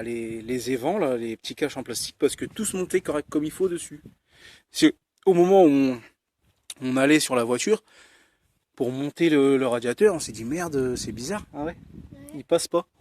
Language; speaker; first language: French; native; French